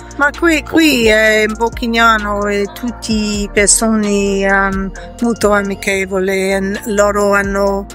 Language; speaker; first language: Italian; non-native, learner; English